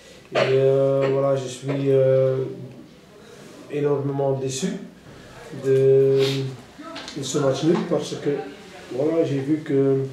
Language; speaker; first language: French; non-native, local second language; Dutch